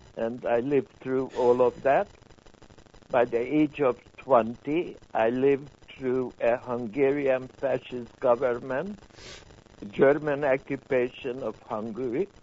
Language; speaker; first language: English; non-native, fluent; Hungarian